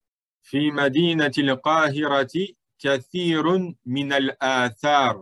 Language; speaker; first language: Arabic; non-native, fluent; French